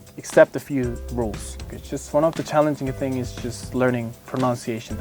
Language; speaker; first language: English; non-native, fluent; Korean